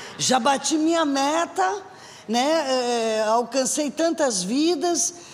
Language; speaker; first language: Portuguese; native; Portuguese